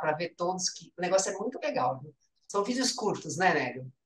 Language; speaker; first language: Portuguese; native; Portuguese